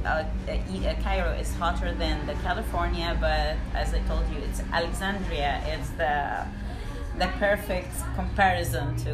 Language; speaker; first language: English; non-native, fluent; Arabic